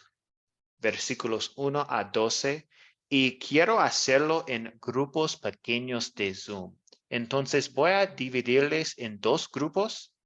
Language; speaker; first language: Spanish; non-native, fluent; English